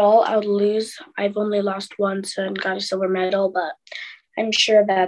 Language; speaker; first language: English; native; English